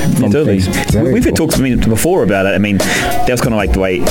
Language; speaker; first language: English; native; English